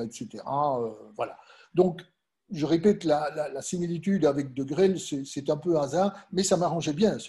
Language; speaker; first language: French; native; French